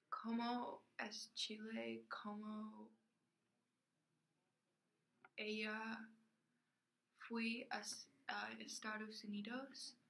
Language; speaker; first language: Spanish; non-native, learner; English